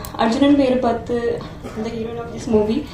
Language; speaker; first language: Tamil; non-native, learner; Bangla